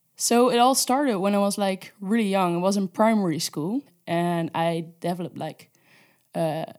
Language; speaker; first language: English; non-native, fluent; Dutch